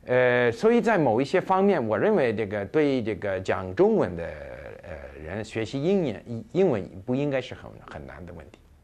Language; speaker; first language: Chinese; non-native, fluent; English